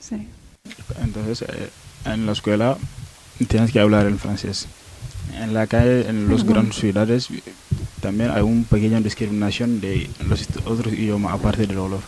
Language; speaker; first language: Spanish; non-native, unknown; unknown